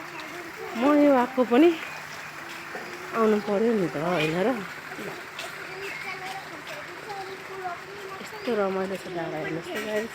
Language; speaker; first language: Nepali; native; Nepali